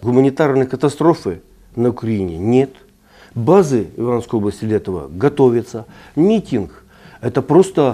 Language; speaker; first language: Russian; native; Russian